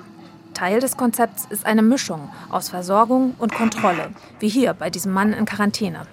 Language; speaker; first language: German; native; German